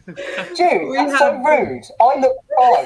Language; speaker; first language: English; native; English